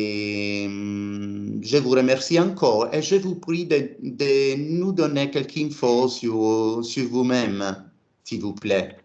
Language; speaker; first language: French; non-native, fluent; Italian